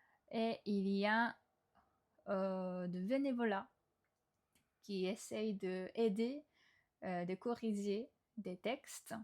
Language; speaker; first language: French; non-native, fluent; Japanese